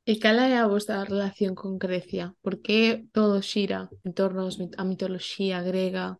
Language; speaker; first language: Galician; non-native, local second language; Spanish